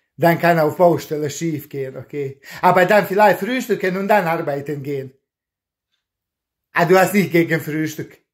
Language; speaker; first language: German; non-native, learner; Bosnian